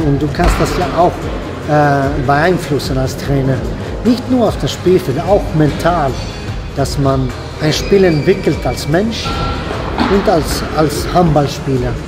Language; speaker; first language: German; non-native, fluent; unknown